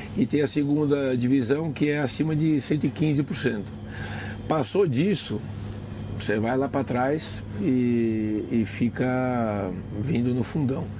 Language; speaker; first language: Portuguese; native; Portuguese